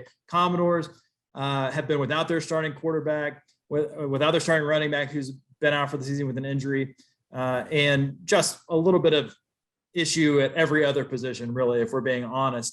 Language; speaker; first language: English; native; English